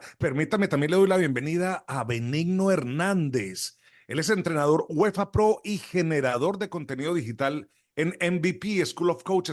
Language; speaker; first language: Spanish; native; Spanish